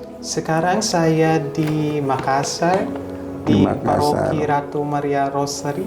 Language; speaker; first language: Indonesian; non-native, fluent; Hiligaynon